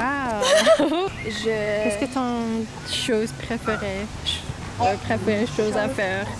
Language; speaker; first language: French; non-native, learner; English